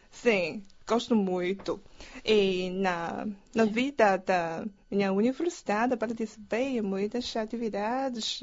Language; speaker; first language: Portuguese; non-native, learner; Chinese